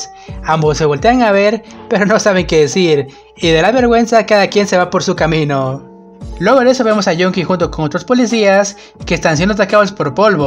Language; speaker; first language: Spanish; native; Spanish